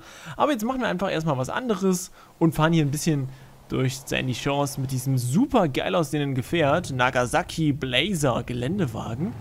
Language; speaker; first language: German; native; German